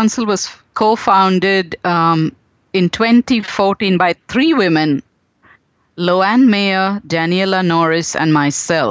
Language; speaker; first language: English; non-native, local second language; Tamil